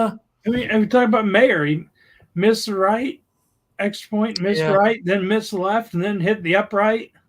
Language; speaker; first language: English; native; English